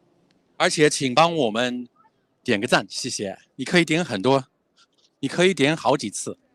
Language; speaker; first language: Chinese; non-native, fluent; English